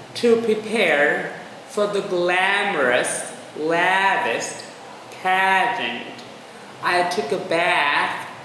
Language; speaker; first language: English; non-native, fluent; Vietnamese